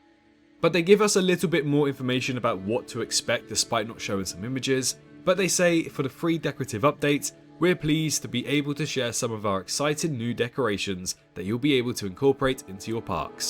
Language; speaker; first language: English; native; English